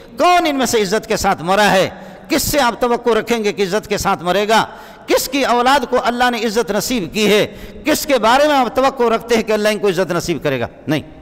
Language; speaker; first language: Urdu; non-native, local second language; Brahui